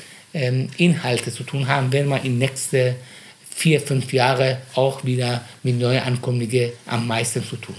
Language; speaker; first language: German; non-native, fluent; Persian